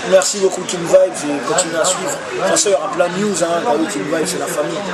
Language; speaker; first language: French; early bilingual, other home language; Lingala